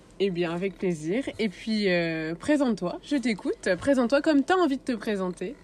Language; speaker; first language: French; native; French